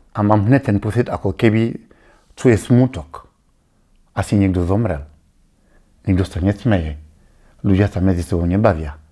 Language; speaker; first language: Slovak; non-native, fluent; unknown